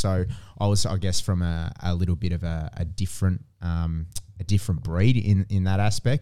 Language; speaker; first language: English; native; English